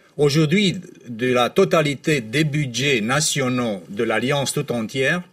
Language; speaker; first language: French; non-native, fluent; Romanian